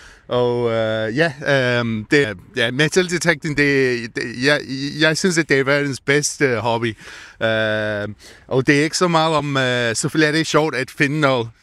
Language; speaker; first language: Danish; non-native, fluent; English